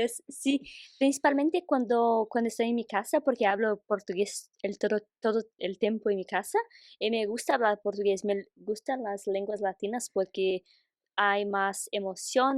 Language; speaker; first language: Spanish; non-native, fluent; Portuguese